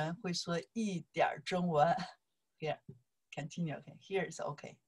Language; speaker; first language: English; non-native, learner; Chinese